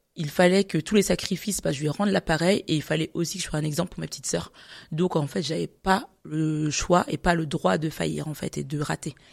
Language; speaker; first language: French; native; French